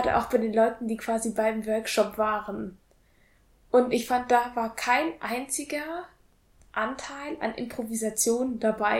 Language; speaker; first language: German; native; German